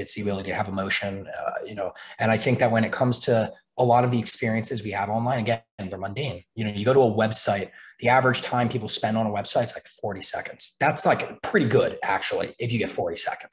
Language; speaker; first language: English; native; English